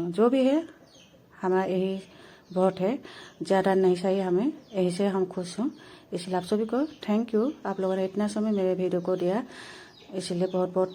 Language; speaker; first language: Hindi; non-native, local second language; Assamese